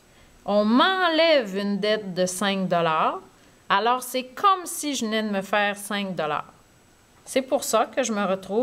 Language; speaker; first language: French; native; French